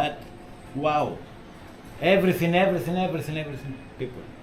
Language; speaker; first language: English; non-native, learner; Greek